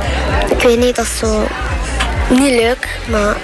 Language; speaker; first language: Dutch; early bilingual, other home language; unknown